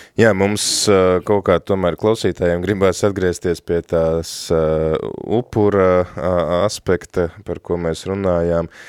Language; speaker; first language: Latvian; native; Latvian